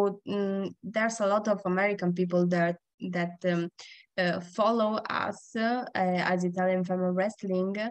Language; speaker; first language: English; non-native, learner; Italian